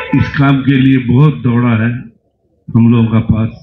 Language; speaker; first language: Hindi; non-native, local second language; Bangla